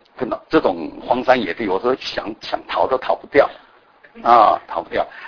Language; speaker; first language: Chinese; native; Chinese